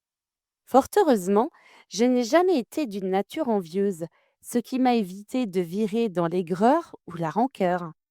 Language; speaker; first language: French; native; French